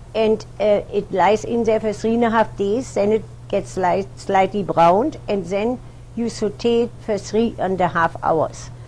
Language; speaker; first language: English; non-native, fluent; German